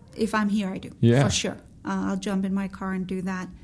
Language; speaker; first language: English; non-native, fluent; Danish